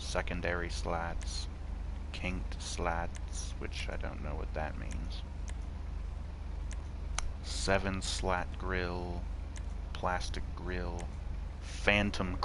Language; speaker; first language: English; native; English